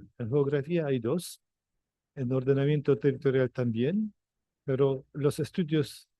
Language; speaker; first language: Spanish; non-native, fluent; Polish